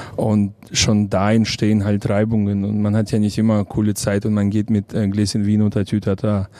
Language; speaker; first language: German; non-native, fluent; Russian